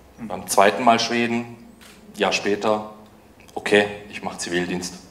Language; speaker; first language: German; early bilingual, other home language; Polish